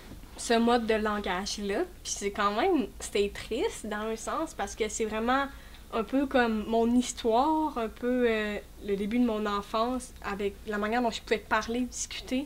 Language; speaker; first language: French; native; French